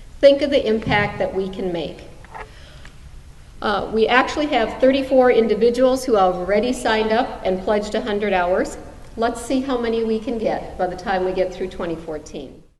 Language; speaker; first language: English; native; English